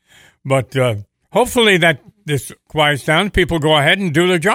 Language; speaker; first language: English; native; English